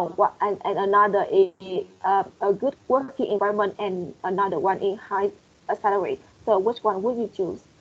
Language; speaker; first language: English; non-native, fluent; Vietnamese